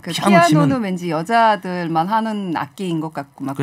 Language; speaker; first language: Korean; native; Korean